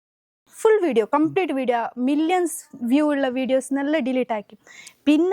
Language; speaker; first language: Malayalam; non-native, local second language; Hindi